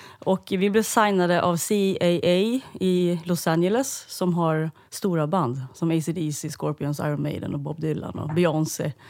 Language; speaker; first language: Swedish; native; Swedish